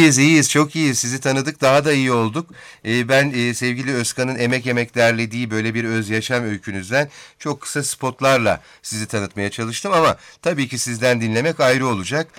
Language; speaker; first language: Turkish; native; Turkish